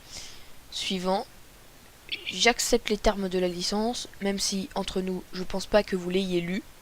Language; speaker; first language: French; native; French